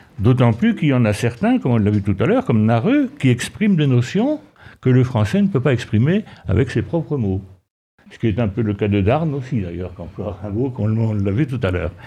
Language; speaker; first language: French; native; French